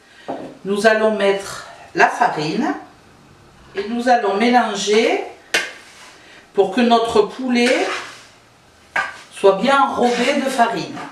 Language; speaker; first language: French; native; French